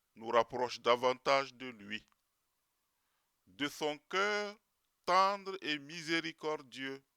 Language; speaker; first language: French; native; French